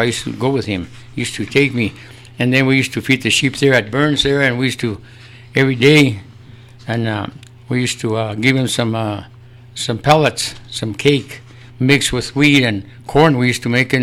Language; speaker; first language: English; early bilingual, other home language; Spanish